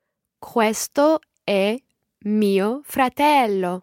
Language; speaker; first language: Italian; non-native, learner; English